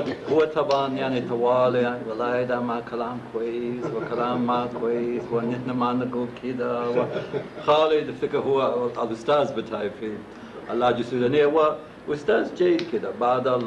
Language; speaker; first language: Arabic; non-native, fluent; English